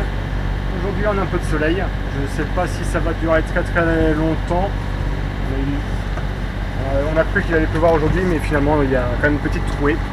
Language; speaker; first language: French; native; French